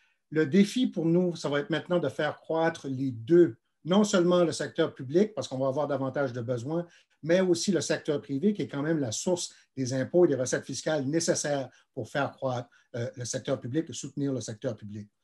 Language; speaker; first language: French; native; French